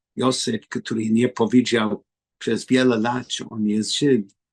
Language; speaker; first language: Polish; non-native, learner; English